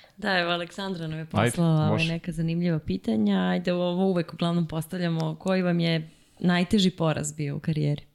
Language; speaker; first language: Serbian; native; Serbian